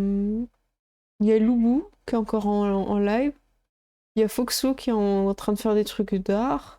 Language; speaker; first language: French; native; French